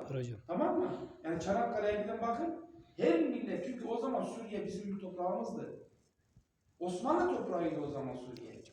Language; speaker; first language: Turkish; non-native, local second language; Kurdish